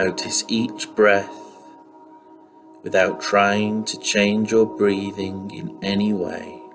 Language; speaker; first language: English; native; English